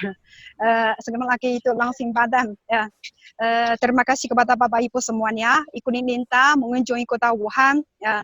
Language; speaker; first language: Indonesian; non-native, learner; Chinese